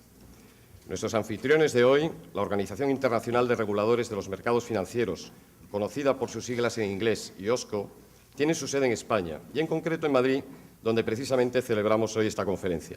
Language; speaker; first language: Spanish; native; Spanish